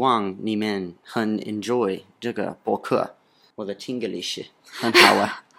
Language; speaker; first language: Chinese; non-native, learner; English